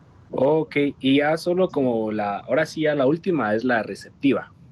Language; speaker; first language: Spanish; native; Spanish